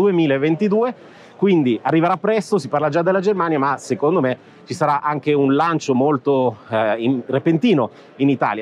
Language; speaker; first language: Italian; native; Italian